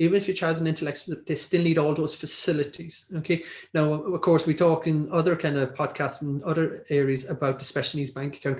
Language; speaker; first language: English; native; English